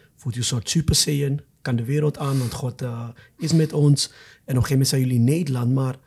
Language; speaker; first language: Dutch; non-native, fluent; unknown